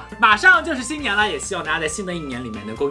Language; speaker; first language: Chinese; native; Chinese